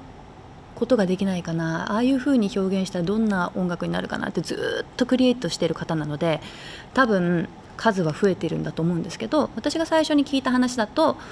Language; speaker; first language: Japanese; native; Japanese